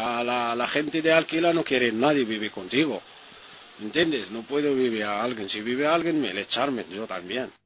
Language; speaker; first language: Spanish; non-native, learner; Arabic